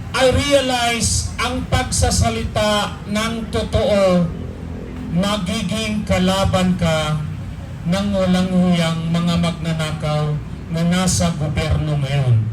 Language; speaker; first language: Filipino; non-native, local second language; Cebuano